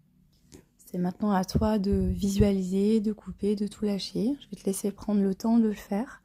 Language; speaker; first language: French; native; French